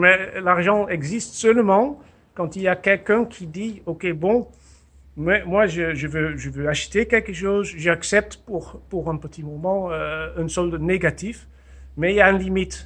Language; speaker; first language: French; non-native, fluent; Dutch